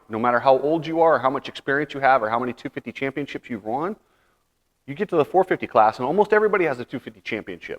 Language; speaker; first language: English; native; English